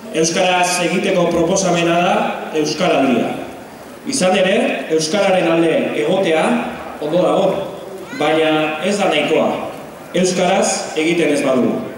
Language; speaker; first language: Basque; native; Basque